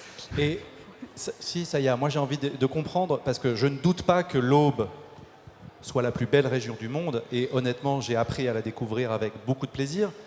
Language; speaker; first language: French; native; French